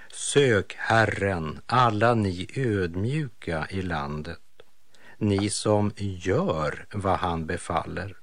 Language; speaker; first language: Swedish; native; Swedish